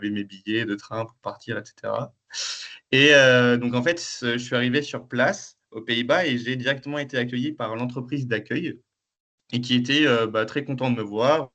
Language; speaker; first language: French; native; French